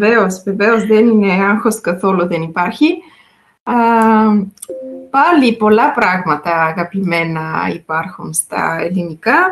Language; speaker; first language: Greek; non-native, fluent; Bulgarian